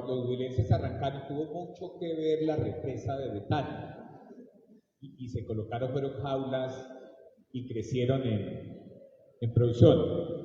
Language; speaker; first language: Spanish; native; Spanish